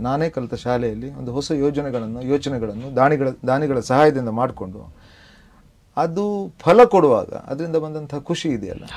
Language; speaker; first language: Kannada; non-native, local second language; Tulu